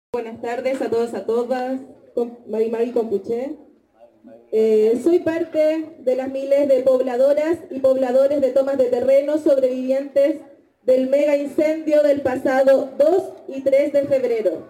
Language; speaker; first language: Spanish; native; Spanish